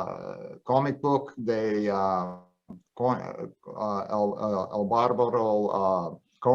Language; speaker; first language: Spanish; non-native, fluent; English